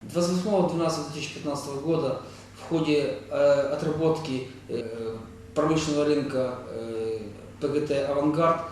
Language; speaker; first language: Russian; native; Russian